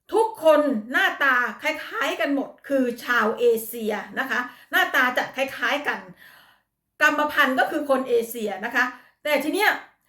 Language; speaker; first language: Thai; native; Thai